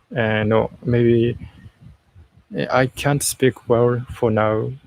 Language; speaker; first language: English; non-native, learner; Japanese